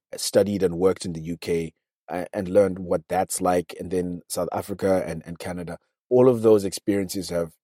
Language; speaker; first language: English; non-native, local second language; Shona